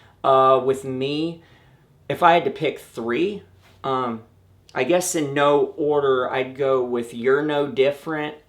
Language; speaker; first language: English; native; English